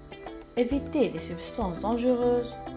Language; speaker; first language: French; non-native, fluent; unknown